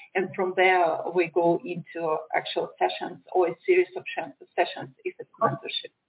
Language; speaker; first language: English; non-native, fluent; Romanian